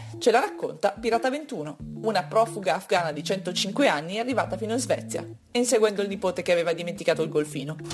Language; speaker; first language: Italian; native; Italian